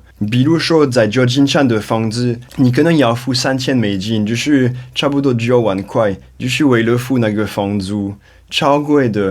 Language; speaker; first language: Chinese; non-native, fluent; French